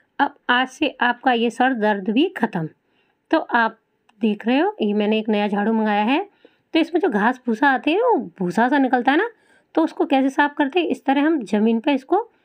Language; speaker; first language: Hindi; native; Hindi